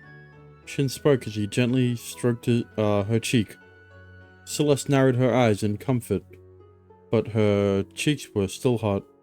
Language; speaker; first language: English; native; English